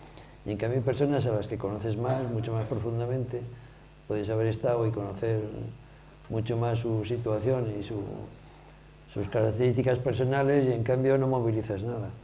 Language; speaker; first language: Spanish; native; Spanish